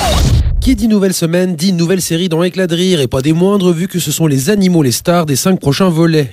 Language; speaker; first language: French; native; French